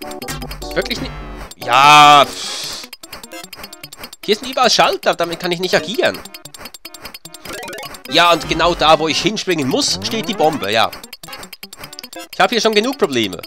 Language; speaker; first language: German; native; German